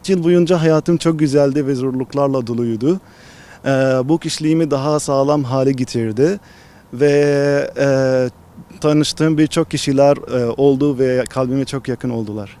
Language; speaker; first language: Turkish; non-native, fluent; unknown